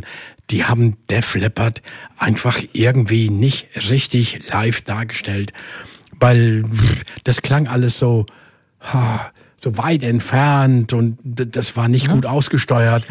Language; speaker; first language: German; native; German